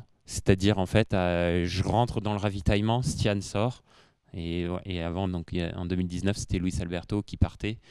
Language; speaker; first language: French; native; French